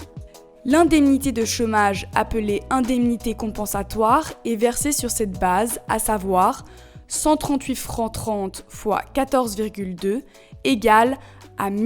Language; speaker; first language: French; native; French